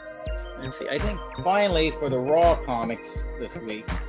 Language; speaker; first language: English; native; English